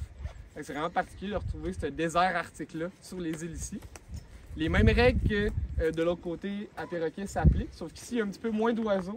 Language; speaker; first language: French; native; French